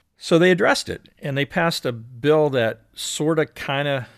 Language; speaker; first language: English; native; English